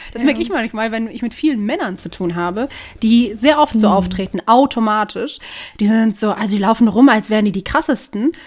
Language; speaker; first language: German; native; German